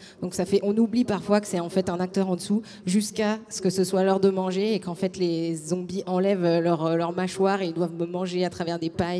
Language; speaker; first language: French; native; French